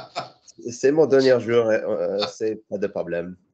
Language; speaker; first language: French; non-native, learner; English